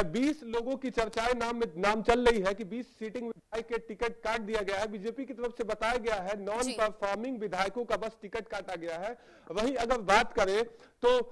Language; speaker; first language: Hindi; native; Hindi